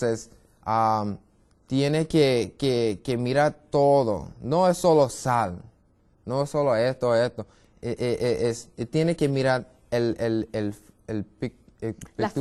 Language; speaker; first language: Spanish; non-native, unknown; English